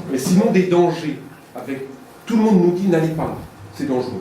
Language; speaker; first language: French; native; French